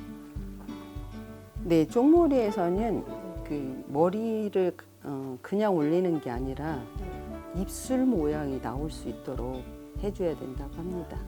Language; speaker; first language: Korean; native; Korean